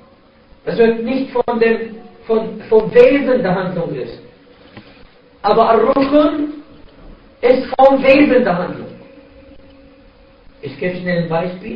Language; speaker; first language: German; non-native, fluent; Arabic